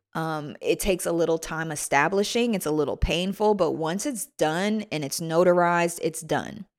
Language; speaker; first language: English; native; English